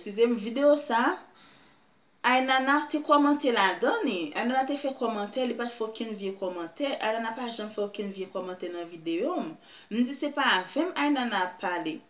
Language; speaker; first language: French; non-native, local second language; Haitian Creole